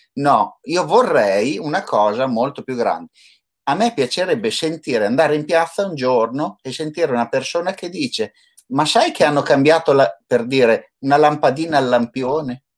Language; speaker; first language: Italian; native; Italian